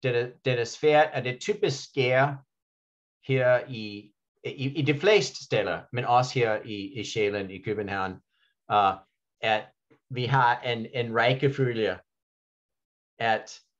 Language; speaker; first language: Danish; non-native, fluent; English